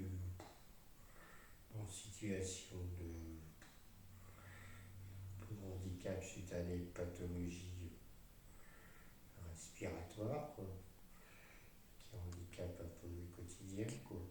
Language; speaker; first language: French; native; French